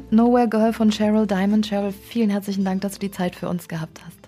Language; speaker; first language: German; native; German